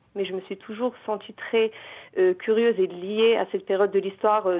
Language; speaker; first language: French; native; French